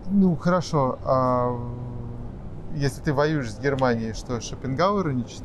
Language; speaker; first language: Russian; native; Russian